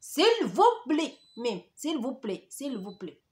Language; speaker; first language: French; non-native, learner; Arabic